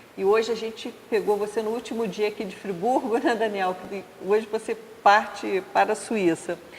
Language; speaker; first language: Portuguese; native; Portuguese